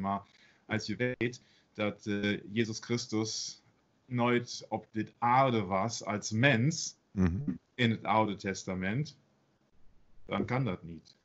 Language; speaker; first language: Dutch; non-native, learner; German